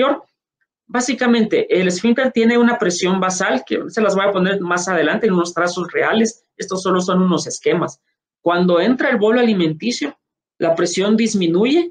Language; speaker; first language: Spanish; native; Spanish